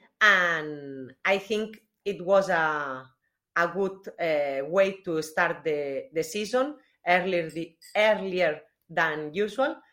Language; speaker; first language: English; non-native, learner; Spanish